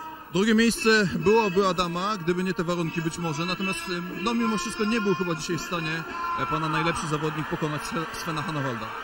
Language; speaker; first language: Polish; native; Polish